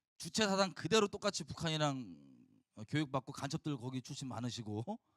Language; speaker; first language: Korean; native; Korean